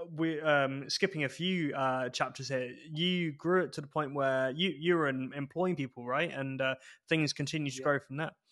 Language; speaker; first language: English; native; English